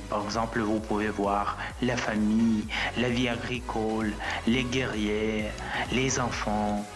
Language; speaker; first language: French; non-native, fluent; Russian